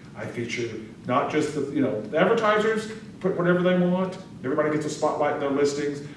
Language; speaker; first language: English; native; English